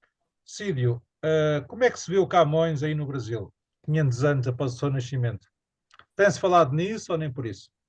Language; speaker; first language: Portuguese; native; Portuguese